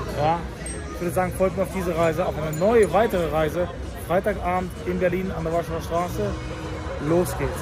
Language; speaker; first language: German; native; German